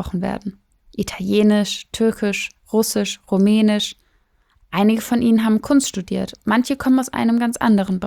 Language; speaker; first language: German; native; German